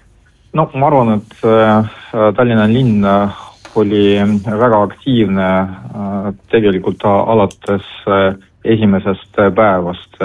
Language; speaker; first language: Estonian; non-native, local second language; Russian